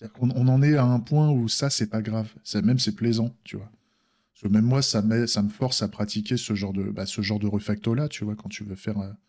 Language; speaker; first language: French; native; French